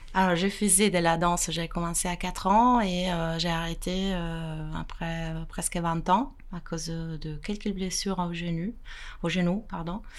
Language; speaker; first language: French; non-native, fluent; Italian